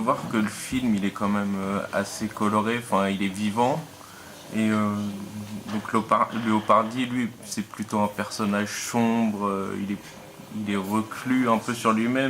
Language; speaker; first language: French; native; French